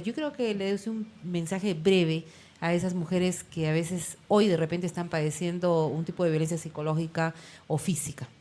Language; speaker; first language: Spanish; native; Spanish